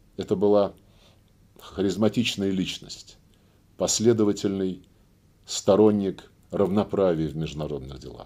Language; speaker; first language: Russian; native; Russian